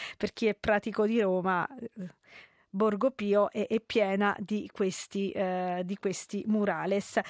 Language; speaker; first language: Italian; native; Italian